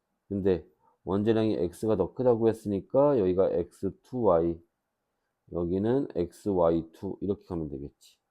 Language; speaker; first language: Korean; native; Korean